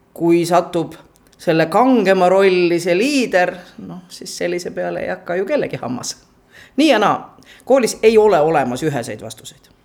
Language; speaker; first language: Estonian; native; Estonian